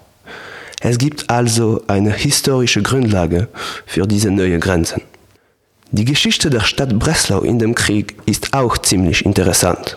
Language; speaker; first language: German; non-native, learner; Polish